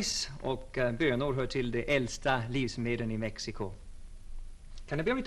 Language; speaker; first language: Swedish; non-native, fluent; English